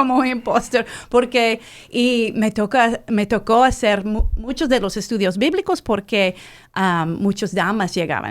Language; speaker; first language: Spanish; non-native, fluent; English